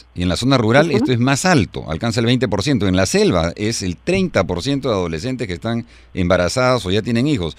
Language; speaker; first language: Spanish; native; Spanish